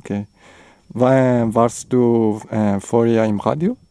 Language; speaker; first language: German; non-native, learner; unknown